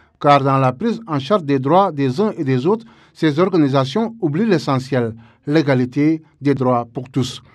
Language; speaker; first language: French; non-native, local second language; Wolof